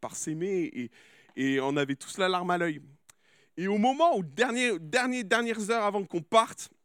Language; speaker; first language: French; native; French